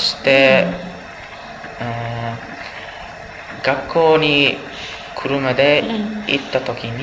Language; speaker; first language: Japanese; non-native, learner; English